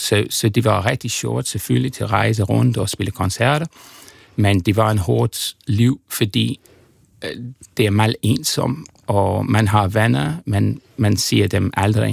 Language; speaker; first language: Danish; non-native, learner; English